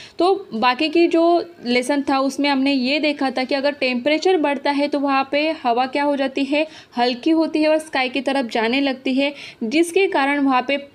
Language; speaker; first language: Hindi; non-native, local second language; Marathi